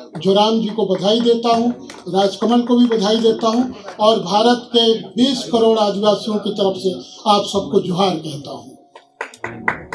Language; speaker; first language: Hindi; native; Hindi